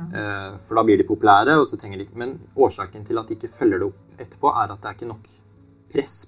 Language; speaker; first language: Norwegian; native; Norwegian